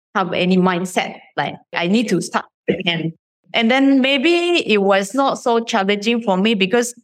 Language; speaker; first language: English; non-native, fluent; Japanese